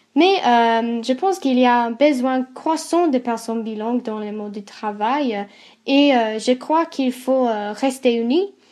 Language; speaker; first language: French; non-native, fluent; English